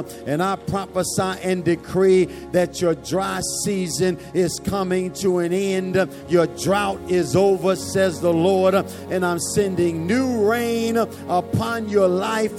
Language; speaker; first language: English; native; English